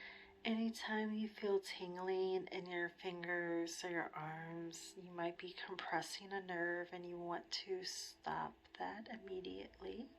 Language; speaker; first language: English; native; English